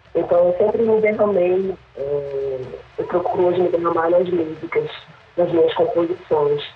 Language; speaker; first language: Portuguese; native; Portuguese